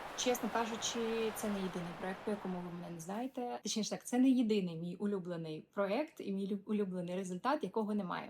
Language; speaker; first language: Ukrainian; non-native, local second language; Russian